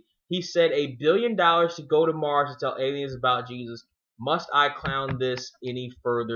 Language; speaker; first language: English; native; English